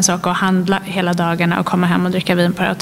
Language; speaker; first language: Swedish; native; Swedish